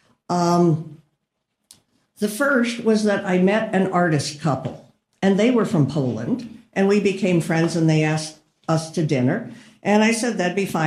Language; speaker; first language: English; native; English